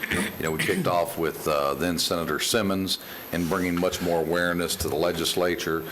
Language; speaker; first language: English; native; English